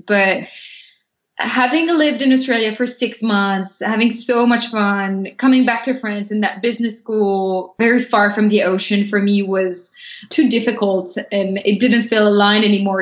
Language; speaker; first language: English; non-native, fluent; French